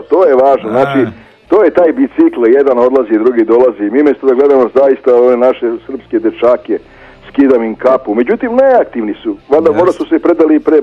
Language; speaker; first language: Serbian; native; Serbian